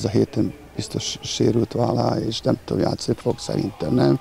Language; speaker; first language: Hungarian; non-native, fluent; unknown